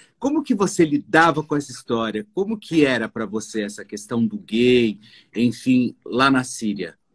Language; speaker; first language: Portuguese; native; Portuguese